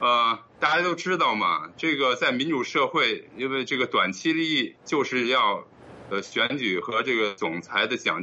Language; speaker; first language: Chinese; native; Chinese